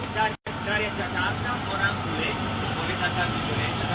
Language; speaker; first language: Indonesian; non-native, learner; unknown